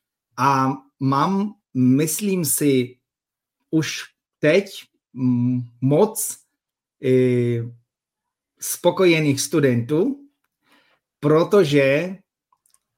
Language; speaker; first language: Czech; non-native, fluent; Polish